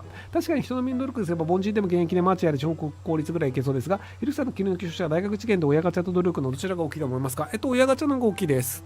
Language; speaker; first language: Japanese; native; Japanese